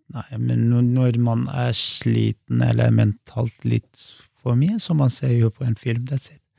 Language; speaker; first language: Norwegian; non-native, fluent; Kurdish